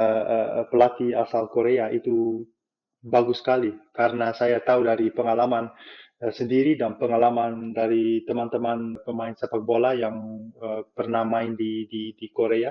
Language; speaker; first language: Indonesian; non-native, fluent; Dutch